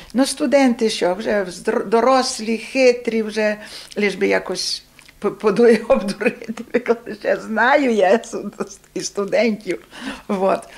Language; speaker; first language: Ukrainian; native; Ukrainian